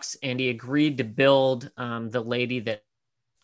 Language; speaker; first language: English; native; English